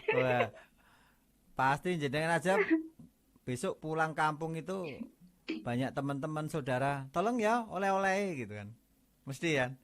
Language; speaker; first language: Indonesian; non-native, local second language; Javanese